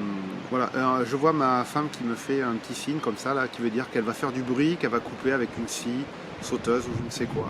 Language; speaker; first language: French; native; French